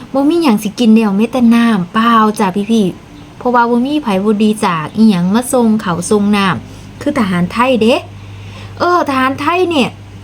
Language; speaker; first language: Thai; non-native, local second language; Lao